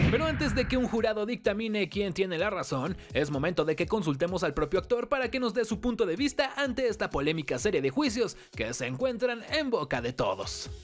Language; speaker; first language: Spanish; native; Spanish